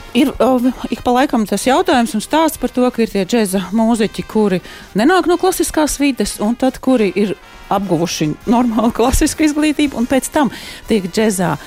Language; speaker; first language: Latvian; native; Latvian